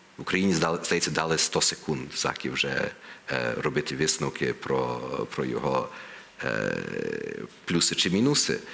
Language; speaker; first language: Ukrainian; early bilingual, heritage; Ukrainian